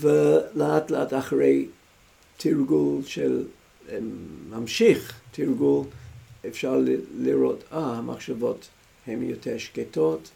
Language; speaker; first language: Hebrew; non-native, fluent; English